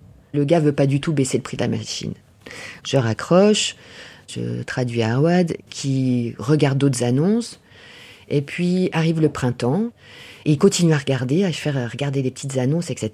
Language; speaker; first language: French; native; French